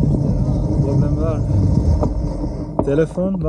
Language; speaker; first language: Turkish; non-native, learner; German